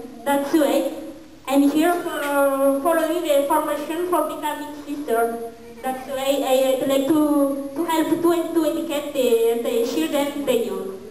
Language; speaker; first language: English; non-native, learner; Malagasy